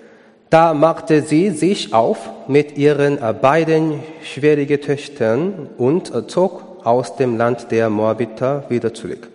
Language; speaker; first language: German; non-native, learner; Korean